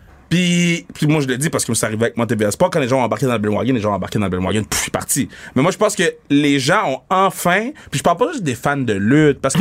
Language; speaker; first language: French; native; French